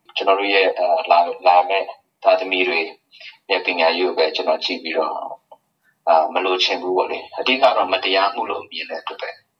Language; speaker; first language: Burmese; non-native, local second language; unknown